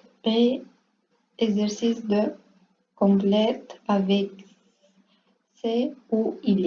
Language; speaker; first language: French; non-native, learner; Portuguese